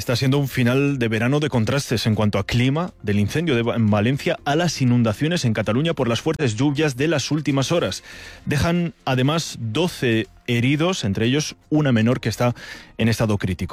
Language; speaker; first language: Spanish; native; Spanish